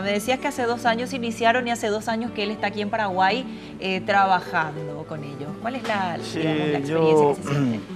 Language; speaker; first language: Spanish; native; Spanish